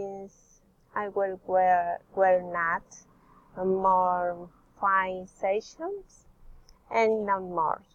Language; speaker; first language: English; non-native, learner; Spanish